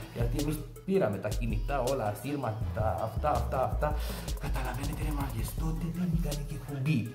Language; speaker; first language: Greek; non-native, fluent; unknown